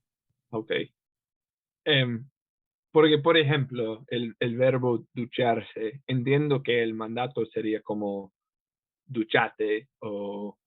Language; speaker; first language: Spanish; non-native, fluent; English